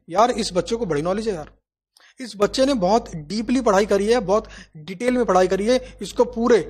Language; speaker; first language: Hindi; native; Hindi